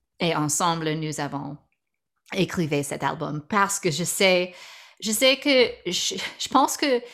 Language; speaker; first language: French; non-native, learner; English